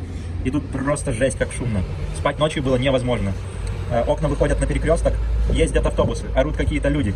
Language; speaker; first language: Russian; native; Russian